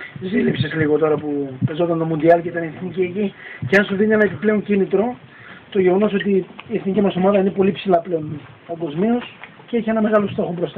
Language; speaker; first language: Greek; native; Greek